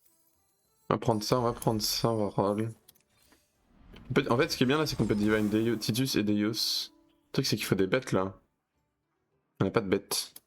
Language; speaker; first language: French; native; French